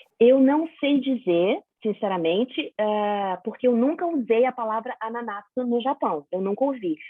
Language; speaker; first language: Portuguese; native; Portuguese